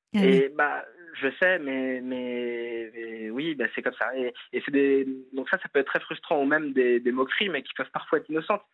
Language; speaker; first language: French; native; French